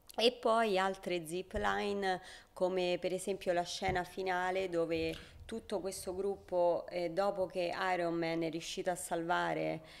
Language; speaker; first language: Italian; native; Italian